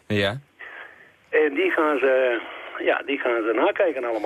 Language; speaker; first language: Dutch; native; Dutch